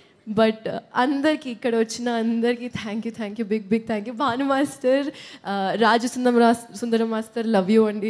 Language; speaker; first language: Telugu; non-native, local second language; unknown